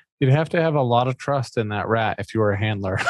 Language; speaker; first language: English; native; English